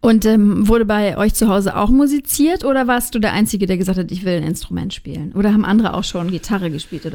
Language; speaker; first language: German; native; German